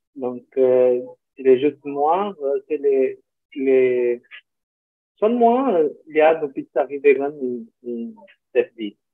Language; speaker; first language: French; non-native, learner; Portuguese